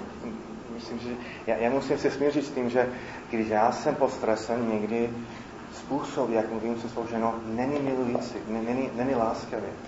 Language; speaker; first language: Czech; non-native, fluent; English